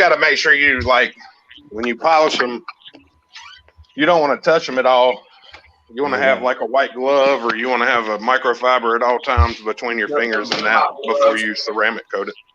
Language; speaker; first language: English; native; English